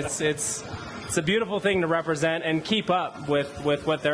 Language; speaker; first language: English; native; English